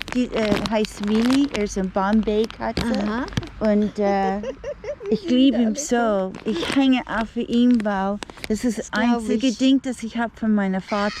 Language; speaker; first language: German; non-native, learner; English